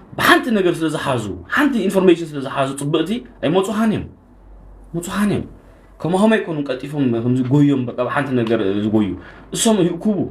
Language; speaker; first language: Tigrinya; native; Tigrinya